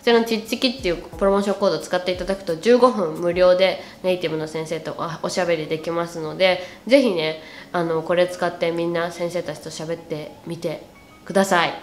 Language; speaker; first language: Japanese; native; Japanese